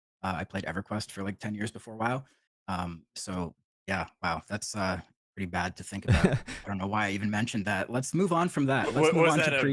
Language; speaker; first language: English; native; English